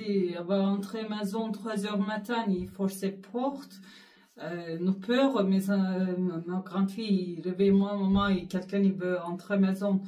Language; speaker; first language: French; non-native, learner; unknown